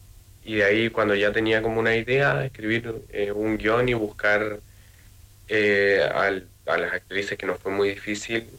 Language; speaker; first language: Spanish; native; Spanish